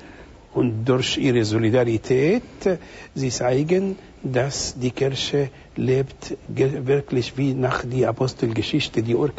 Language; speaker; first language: German; non-native, fluent; Arabic